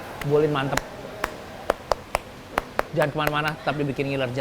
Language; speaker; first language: Indonesian; native; Indonesian